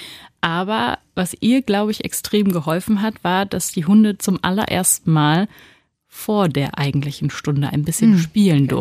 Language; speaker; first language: German; native; German